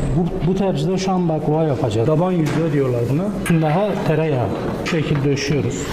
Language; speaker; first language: Turkish; native; Turkish